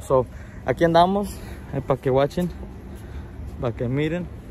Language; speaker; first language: Spanish; early bilingual, heritage; Spanish